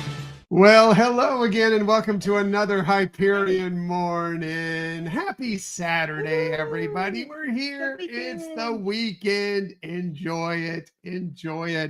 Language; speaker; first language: English; native; English